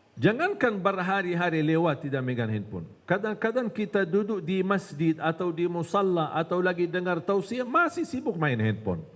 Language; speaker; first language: Malay; non-native, fluent; Arabic